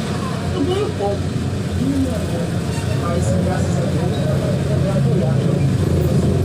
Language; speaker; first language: Portuguese; non-native, learner; Filipino